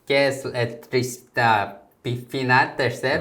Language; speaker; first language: Spanish; non-native, fluent; Korean